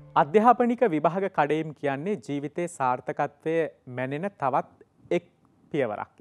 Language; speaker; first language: Sinhala; native; Sinhala